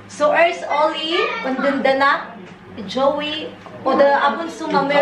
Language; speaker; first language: German; non-native, learner; Filipino